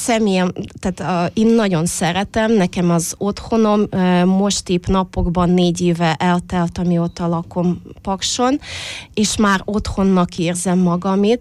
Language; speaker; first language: Hungarian; non-native, fluent; Russian